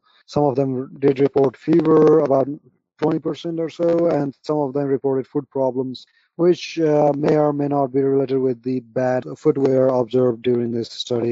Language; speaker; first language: English; non-native, local second language; Nepali